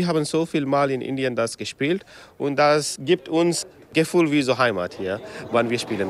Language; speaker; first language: German; non-native, learner; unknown